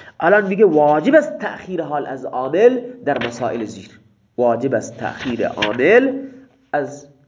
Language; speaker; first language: Persian; non-native, local second language; Baluchi